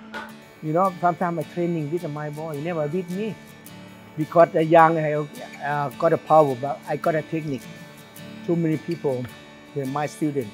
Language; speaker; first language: English; non-native, learner; Thai